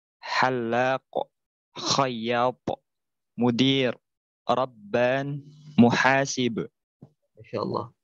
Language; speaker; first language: Arabic; non-native, learner; Indonesian